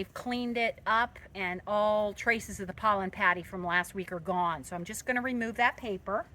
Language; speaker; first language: English; native; English